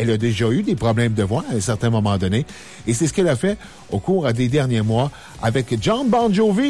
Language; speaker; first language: French; native; French